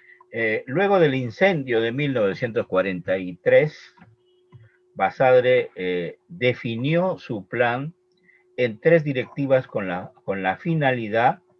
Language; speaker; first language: Spanish; native; Spanish